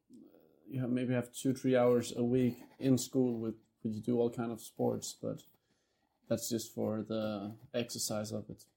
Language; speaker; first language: English; non-native, fluent; Danish